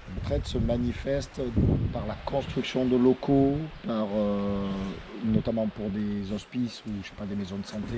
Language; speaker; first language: French; native; French